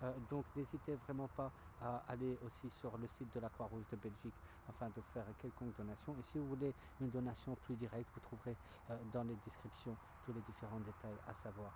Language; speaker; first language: French; native; French